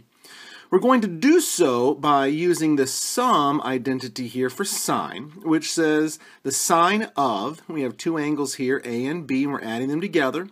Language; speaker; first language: English; native; English